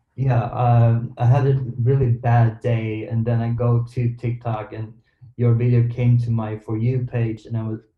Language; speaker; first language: English; non-native, fluent; Swedish